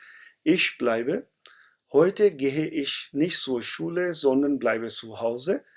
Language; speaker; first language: German; non-native, fluent; Hindi